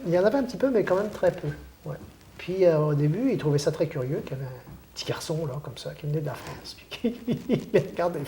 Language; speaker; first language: French; native; French